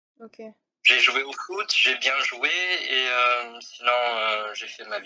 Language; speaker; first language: French; non-native, fluent; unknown